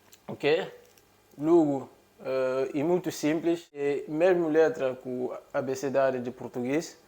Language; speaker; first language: Portuguese; non-native, local second language; Upper Guinea Crioulo